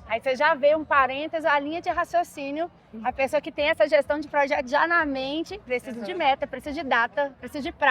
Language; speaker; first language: Portuguese; native; Portuguese